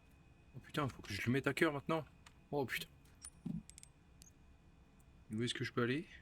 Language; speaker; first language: French; native; French